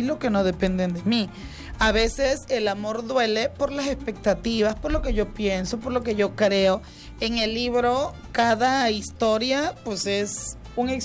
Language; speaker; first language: Spanish; native; Spanish